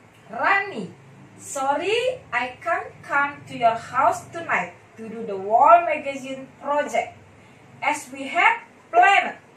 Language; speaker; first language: English; non-native, fluent; Indonesian